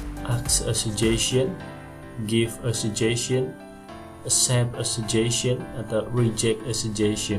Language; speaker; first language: English; non-native, fluent; Indonesian